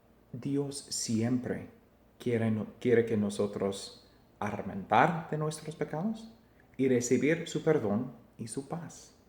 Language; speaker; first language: Spanish; non-native, fluent; English